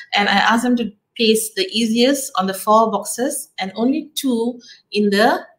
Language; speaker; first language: English; non-native, local second language; Tamil